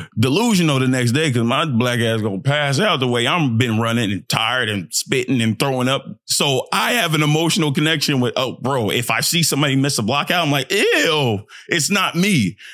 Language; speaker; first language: English; early bilingual, other home language; Yoruba